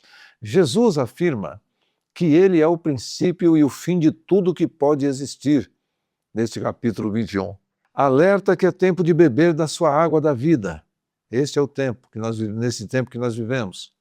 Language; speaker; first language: Portuguese; native; Portuguese